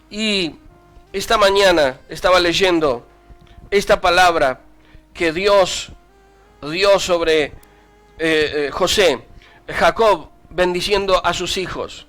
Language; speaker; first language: Spanish; native; Spanish